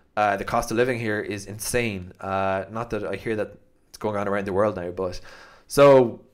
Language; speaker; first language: English; native; English